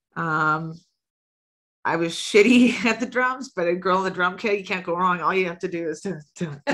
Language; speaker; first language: English; native; English